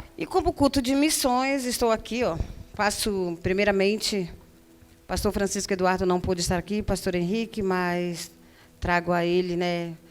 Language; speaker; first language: Portuguese; native; Portuguese